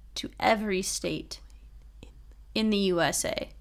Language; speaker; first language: English; native; English